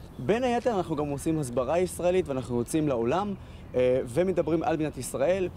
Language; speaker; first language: Hebrew; non-native, local second language; Arabic